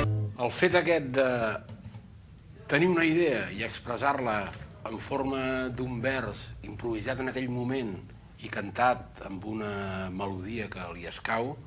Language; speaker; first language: Catalan; native; Catalan